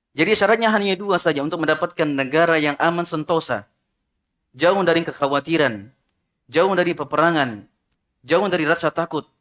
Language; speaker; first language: Malay; non-native, local second language; Sundanese